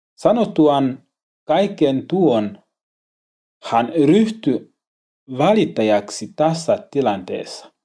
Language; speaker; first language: Finnish; non-native, learner; Swahili